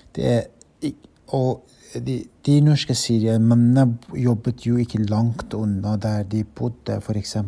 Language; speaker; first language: Norwegian; non-native, fluent; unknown